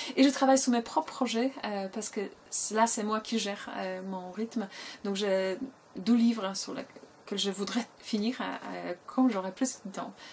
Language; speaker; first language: French; non-native, fluent; Polish